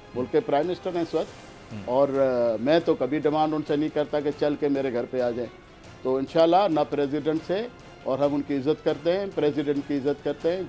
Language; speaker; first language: Urdu; non-native, local second language; Sindhi